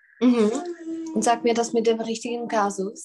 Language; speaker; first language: German; non-native, fluent; Czech